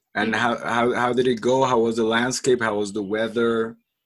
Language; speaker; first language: English; non-native, fluent; Spanish